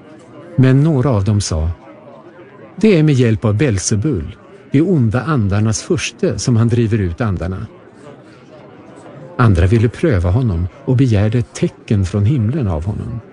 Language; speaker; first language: Swedish; native; Swedish